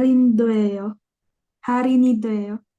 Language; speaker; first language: Korean; non-native, learner; Filipino